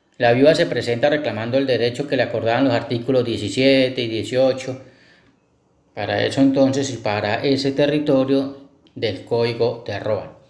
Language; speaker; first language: Spanish; native; Spanish